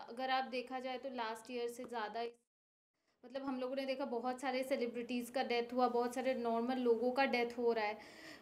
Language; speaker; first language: Hindi; non-native, local second language; Bangla